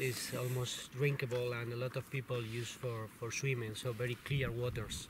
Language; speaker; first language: English; non-native, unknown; Spanish